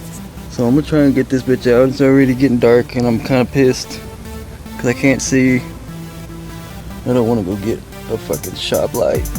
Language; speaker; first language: English; native; English